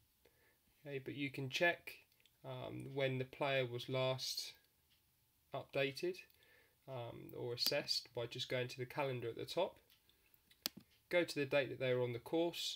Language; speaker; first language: English; native; English